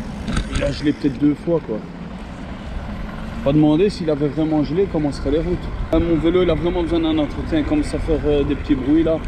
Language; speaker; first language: French; native; French